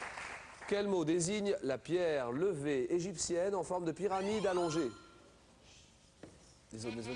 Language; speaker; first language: French; native; French